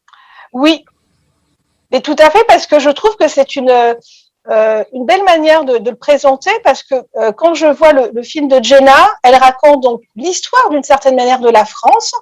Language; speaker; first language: French; native; French